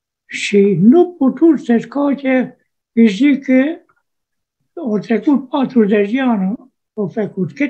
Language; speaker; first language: Romanian; non-native, local second language; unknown